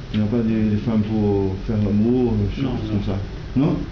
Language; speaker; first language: French; non-native, learner; Portuguese